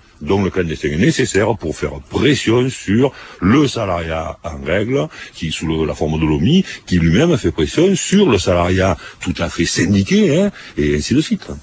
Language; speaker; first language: French; native; French